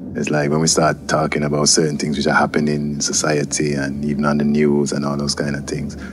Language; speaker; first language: English; native; English